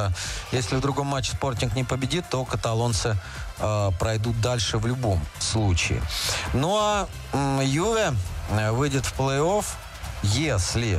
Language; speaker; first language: Russian; native; Russian